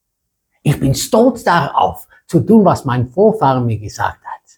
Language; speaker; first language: German; non-native, fluent; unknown